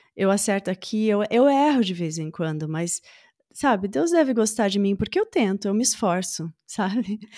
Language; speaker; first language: Portuguese; native; Portuguese